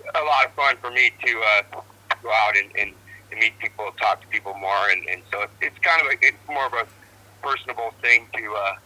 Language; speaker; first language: English; native; English